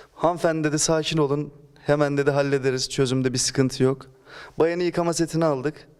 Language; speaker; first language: Turkish; native; Turkish